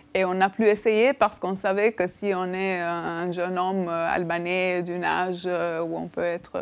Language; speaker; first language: French; non-native, fluent; Albanian